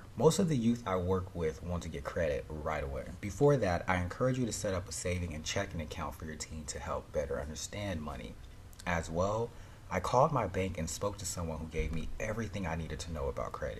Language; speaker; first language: English; native; English